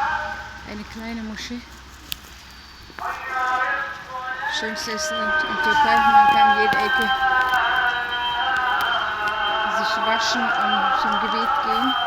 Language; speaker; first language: German; non-native, fluent; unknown